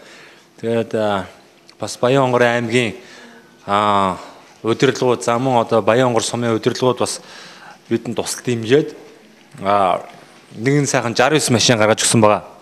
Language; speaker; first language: Mongolian; native; Mongolian